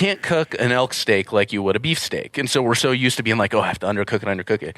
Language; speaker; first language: English; native; English